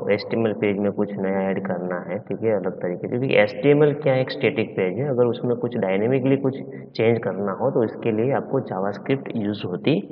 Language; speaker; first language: Hindi; non-native, local second language; Gujarati